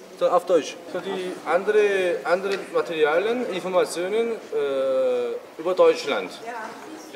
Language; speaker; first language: German; non-native, learner; Korean